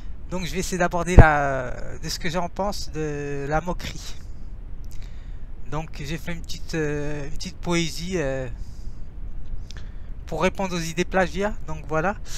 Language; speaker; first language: French; non-native, fluent; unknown